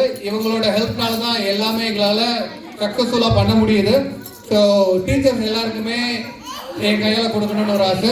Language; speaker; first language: Tamil; native; Tamil